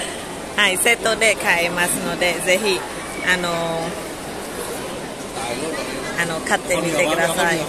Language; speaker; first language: Japanese; non-native, local second language; Khmer